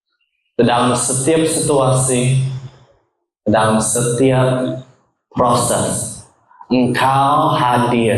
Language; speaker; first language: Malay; non-native, learner; English